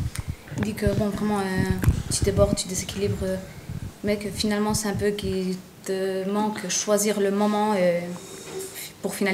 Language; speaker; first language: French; non-native, learner; Spanish